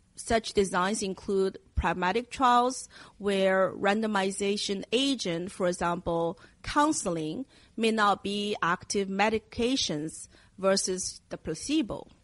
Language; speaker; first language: English; non-native, fluent; Chinese